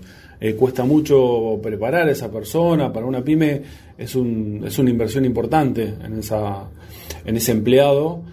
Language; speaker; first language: Spanish; native; Spanish